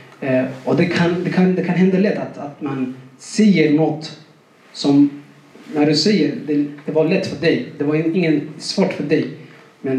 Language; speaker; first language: Swedish; non-native, fluent; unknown